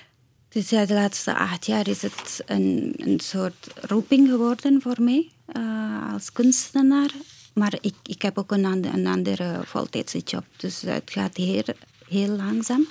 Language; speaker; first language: Dutch; non-native, fluent; Indonesian